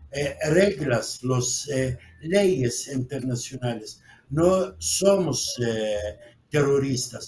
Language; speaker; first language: Spanish; non-native, fluent; Arabic